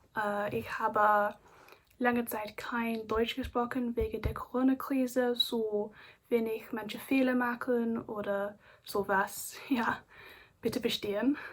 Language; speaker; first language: German; non-native, learner; English